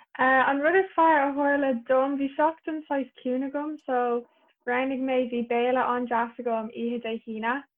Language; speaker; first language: Irish; native; Irish